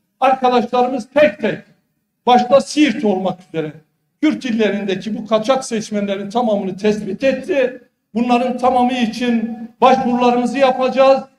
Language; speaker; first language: Turkish; non-native, local second language; Kurdish